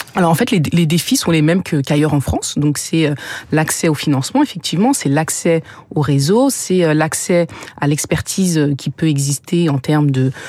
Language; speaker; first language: French; native; French